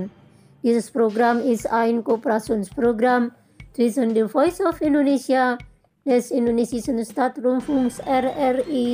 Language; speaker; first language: German; non-native, fluent; Indonesian